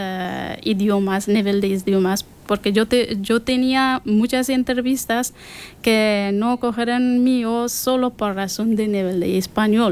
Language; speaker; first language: Spanish; non-native, learner; Persian